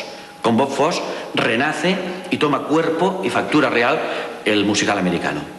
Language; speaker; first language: Spanish; native; Spanish